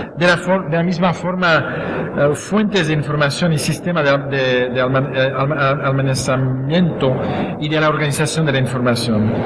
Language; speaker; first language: Spanish; non-native, fluent; French